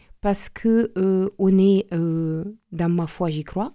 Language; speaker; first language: French; non-native, fluent; Romanian